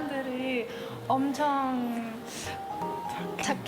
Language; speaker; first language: Korean; non-native, learner; Russian